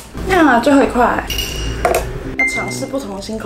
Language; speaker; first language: Chinese; native; Chinese